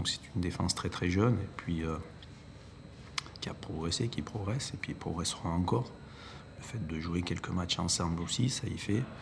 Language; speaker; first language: French; native; French